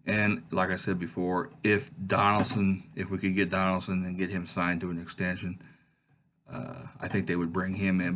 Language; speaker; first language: English; native; English